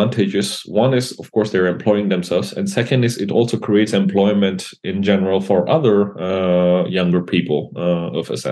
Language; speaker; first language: English; non-native, local second language; Assamese